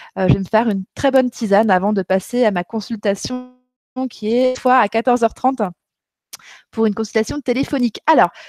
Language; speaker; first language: French; native; French